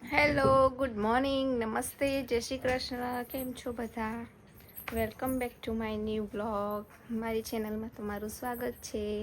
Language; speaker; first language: Gujarati; native; Gujarati